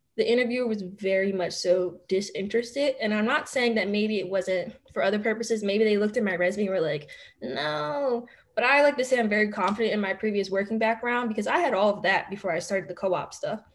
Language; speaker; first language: English; native; English